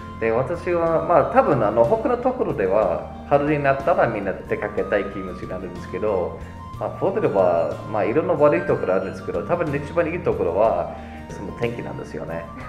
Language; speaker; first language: Japanese; non-native, fluent; English